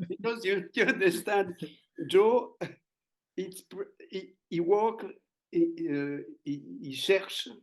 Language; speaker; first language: English; non-native, learner; French